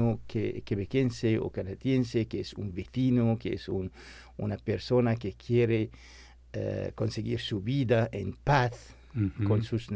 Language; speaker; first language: Spanish; non-native, fluent; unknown